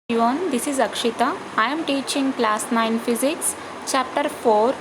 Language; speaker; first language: English; non-native, local second language; Telugu